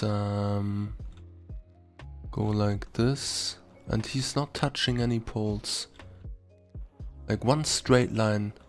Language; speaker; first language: English; non-native, fluent; German